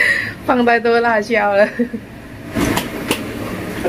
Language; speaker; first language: Chinese; non-native, learner; Indonesian